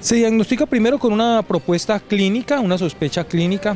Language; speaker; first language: Spanish; native; Spanish